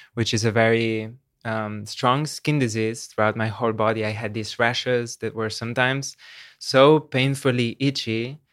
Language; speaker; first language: English; non-native, fluent; Slovenian